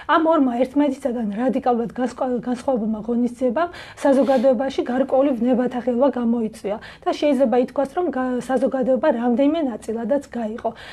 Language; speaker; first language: Georgian; native; Georgian